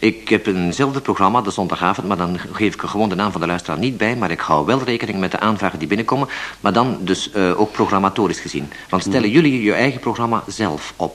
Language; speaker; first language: Dutch; native; Dutch